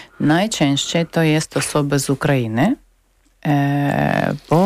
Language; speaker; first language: Polish; non-native, learner; Ukrainian